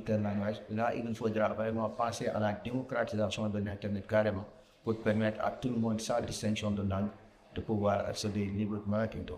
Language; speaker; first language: French; non-native, local second language; Wolof